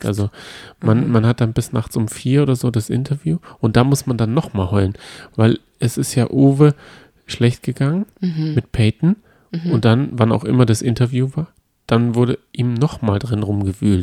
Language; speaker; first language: German; native; German